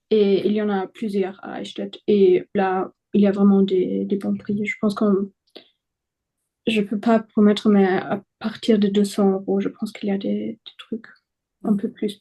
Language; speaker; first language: French; non-native, fluent; German